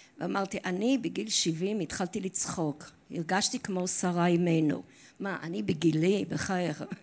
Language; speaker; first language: Hebrew; non-native, fluent; English